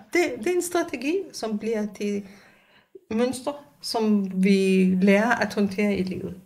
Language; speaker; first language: Danish; non-native, fluent; Hebrew